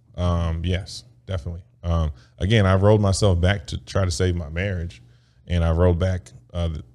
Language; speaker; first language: English; native; English